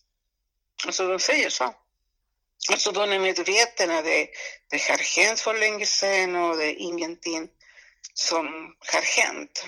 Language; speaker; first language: Swedish; non-native, fluent; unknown